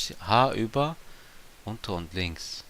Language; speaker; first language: German; non-native, fluent; Japanese